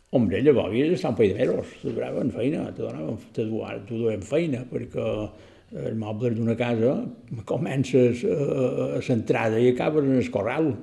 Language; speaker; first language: Catalan; native; Catalan